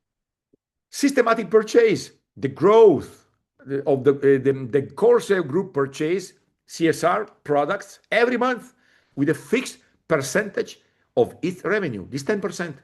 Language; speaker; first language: English; non-native, fluent; Italian